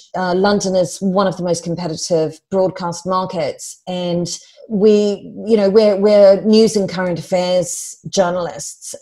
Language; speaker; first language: English; native; English